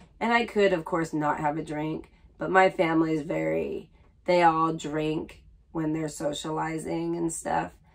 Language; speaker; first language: English; native; English